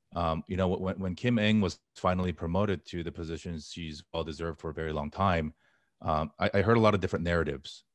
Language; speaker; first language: English; native; English